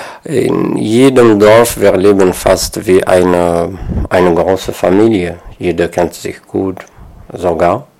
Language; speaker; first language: German; non-native, learner; Kabyle